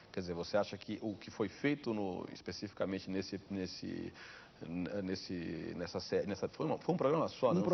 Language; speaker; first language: Portuguese; native; Portuguese